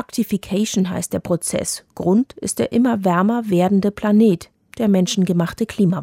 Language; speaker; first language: German; native; German